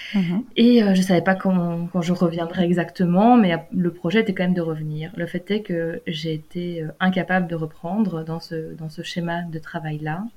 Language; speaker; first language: French; native; French